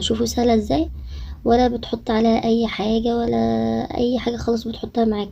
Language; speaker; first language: Arabic; native; Arabic